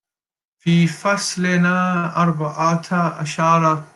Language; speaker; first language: Arabic; non-native, learner; English